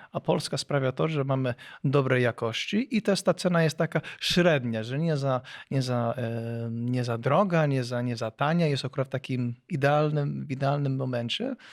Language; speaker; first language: Polish; early bilingual, heritage; Polish